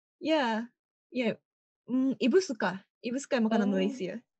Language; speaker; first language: Indonesian; non-native, learner; Japanese